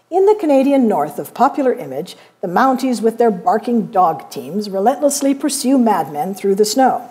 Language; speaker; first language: English; native; English